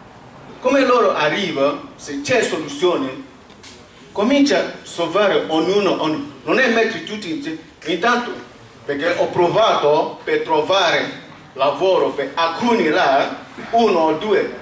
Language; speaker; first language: Italian; non-native, learner; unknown